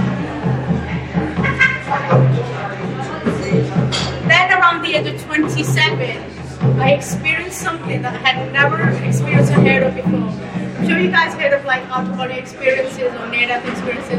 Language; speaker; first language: English; early bilingual, other home language; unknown